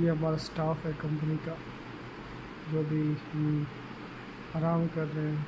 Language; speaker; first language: Urdu; non-native, local second language; Punjabi